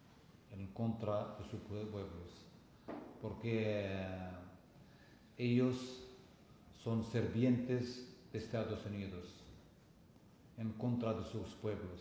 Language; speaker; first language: Spanish; non-native, fluent; Arabic